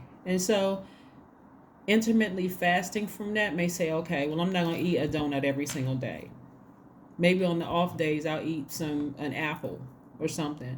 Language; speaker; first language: English; native; English